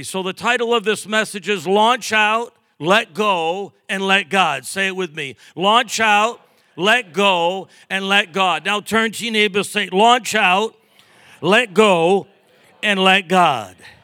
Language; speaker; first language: English; native; English